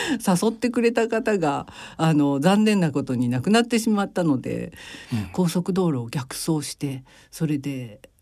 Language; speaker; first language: Japanese; native; Japanese